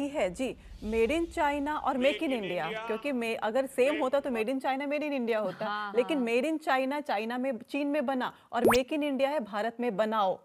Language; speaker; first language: Hindi; native; Hindi